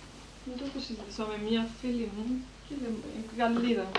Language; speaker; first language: Greek; early bilingual, heritage; Greek